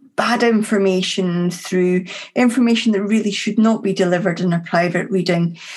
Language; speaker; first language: English; native; English